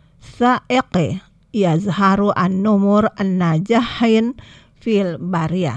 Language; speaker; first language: Arabic; non-native, fluent; Indonesian